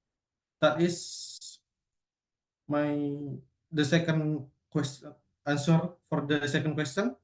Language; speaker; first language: English; non-native, learner; Indonesian